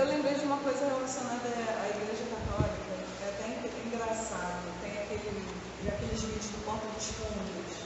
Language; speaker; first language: Portuguese; native; Portuguese